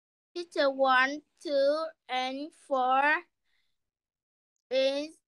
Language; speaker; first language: English; non-native, learner; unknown